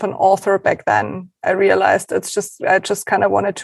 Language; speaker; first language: English; non-native, fluent; German